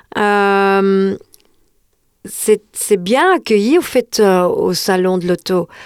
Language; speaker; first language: French; non-native, local second language; Dutch